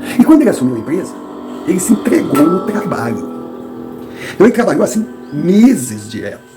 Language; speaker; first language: Portuguese; non-native, fluent; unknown